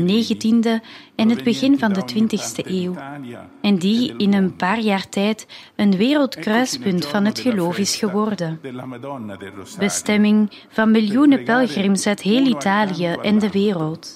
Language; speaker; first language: Dutch; native; Dutch